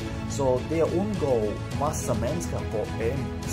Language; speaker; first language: Swedish; non-native, learner; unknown